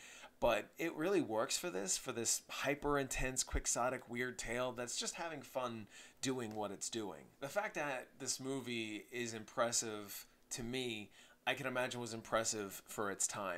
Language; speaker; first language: English; native; English